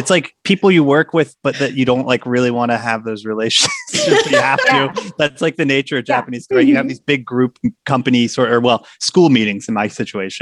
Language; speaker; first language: English; native; English